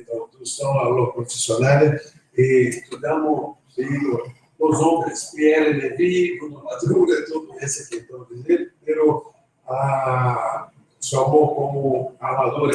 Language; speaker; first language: Spanish; non-native, fluent; Portuguese